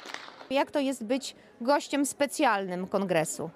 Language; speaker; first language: Polish; native; Polish